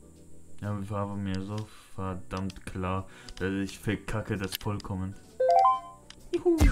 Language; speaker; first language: German; non-native, learner; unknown